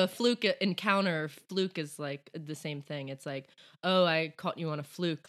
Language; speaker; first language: English; native; English